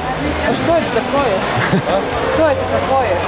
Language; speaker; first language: Russian; non-native, learner; Latvian